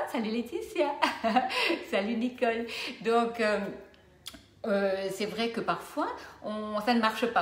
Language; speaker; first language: French; native; French